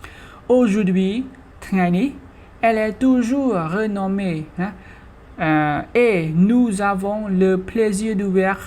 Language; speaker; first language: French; non-native, fluent; Khmer